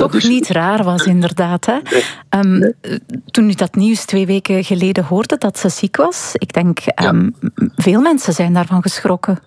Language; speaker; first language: Dutch; native; Dutch